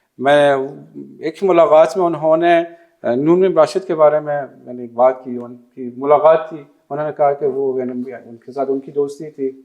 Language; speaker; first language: Urdu; non-native, fluent; Persian